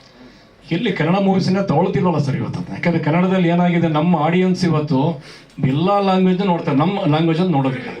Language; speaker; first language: Kannada; native; Kannada